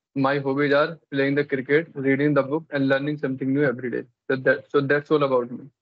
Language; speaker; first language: English; non-native, local second language; Hindi